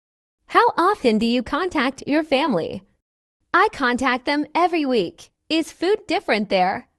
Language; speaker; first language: English; non-native, fluent; Burmese